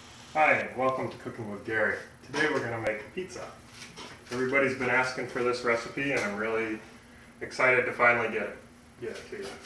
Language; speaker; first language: English; native; English